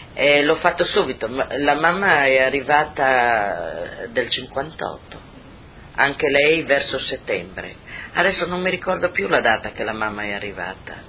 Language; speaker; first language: Italian; native; Italian